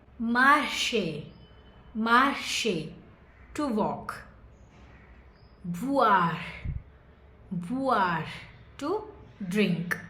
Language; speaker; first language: English; non-native, fluent; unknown